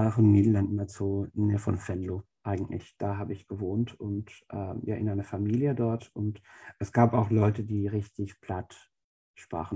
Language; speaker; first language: German; non-native, fluent; English